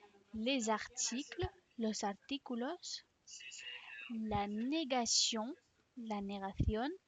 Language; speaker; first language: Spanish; non-native, fluent; French